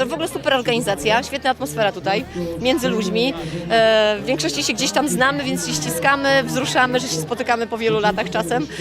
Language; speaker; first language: Polish; non-native, local second language; Kashubian